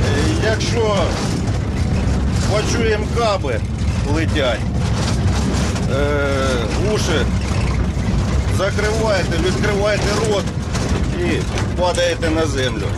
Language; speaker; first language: Russian; non-native, local second language; Ukrainian